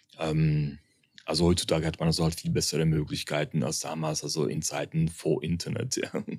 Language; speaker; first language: German; early bilingual, heritage; Czech